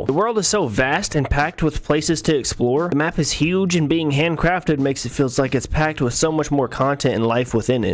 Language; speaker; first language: English; native; English